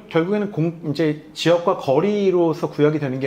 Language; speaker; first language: Korean; native; Korean